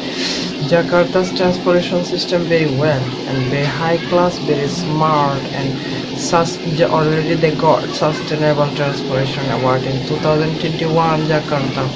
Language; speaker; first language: English; non-native, learner; Bangla